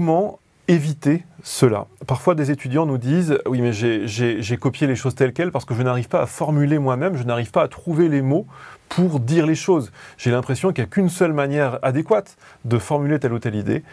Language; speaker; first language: French; native; French